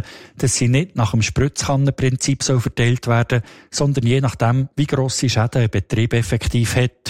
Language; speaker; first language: German; native; German